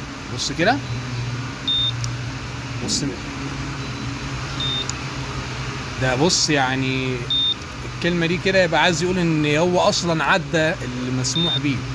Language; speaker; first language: Arabic; native; Arabic